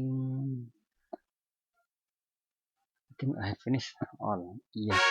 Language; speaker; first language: English; non-native, fluent; Indonesian